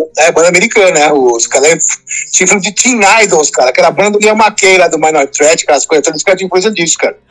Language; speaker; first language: Portuguese; native; Portuguese